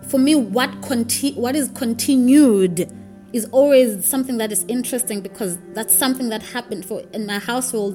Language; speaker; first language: English; non-native, local second language; Xhosa